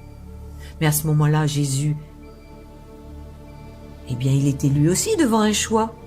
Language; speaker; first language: French; native; French